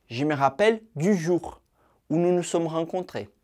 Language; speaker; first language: French; non-native, fluent; Portuguese